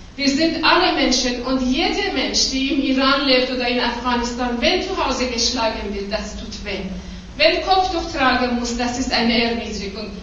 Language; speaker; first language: German; non-native, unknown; Persian